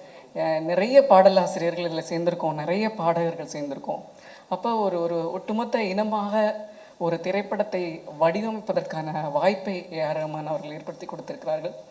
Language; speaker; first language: Tamil; native; Tamil